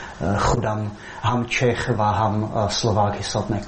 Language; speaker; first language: Persian; non-native, fluent; Czech